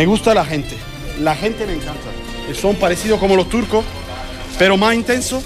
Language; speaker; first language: Spanish; non-native, learner; Turkish